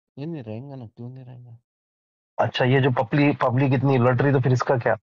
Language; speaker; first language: Hindi; native; Hindi